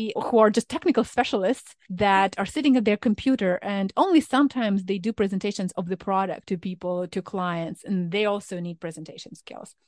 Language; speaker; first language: English; non-native, fluent; Ukrainian